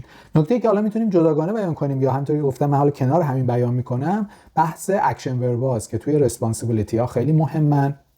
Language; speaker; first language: Persian; native; Persian